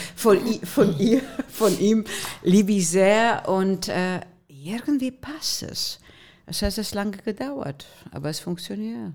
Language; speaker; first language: German; non-native, fluent; Polish